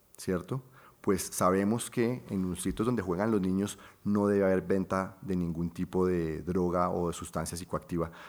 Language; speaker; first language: Spanish; native; Spanish